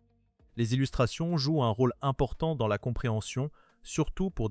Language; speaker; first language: French; native; French